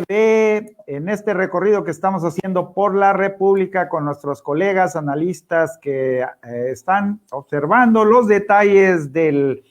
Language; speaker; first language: Spanish; native; Spanish